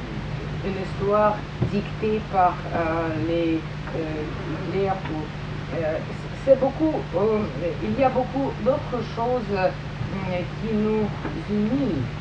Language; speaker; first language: French; non-native, fluent; Russian